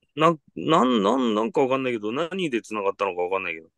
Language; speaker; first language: Japanese; native; Japanese